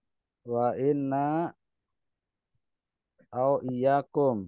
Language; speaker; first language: Arabic; non-native, learner; Indonesian